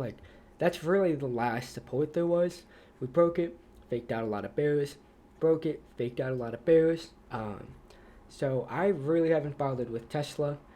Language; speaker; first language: English; native; English